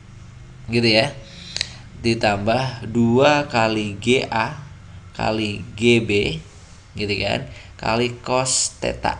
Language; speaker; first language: Indonesian; native; Indonesian